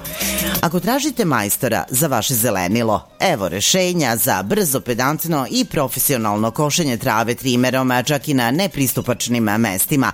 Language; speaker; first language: Serbian; native; Serbian